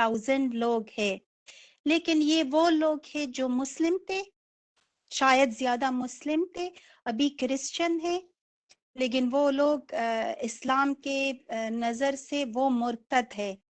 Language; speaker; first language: Hindi; non-native, local second language; Persian